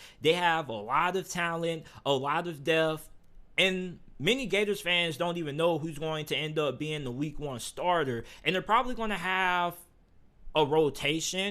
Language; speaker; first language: English; native; English